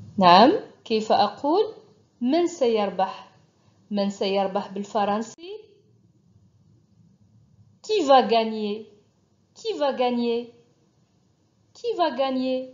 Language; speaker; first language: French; non-native, fluent; Arabic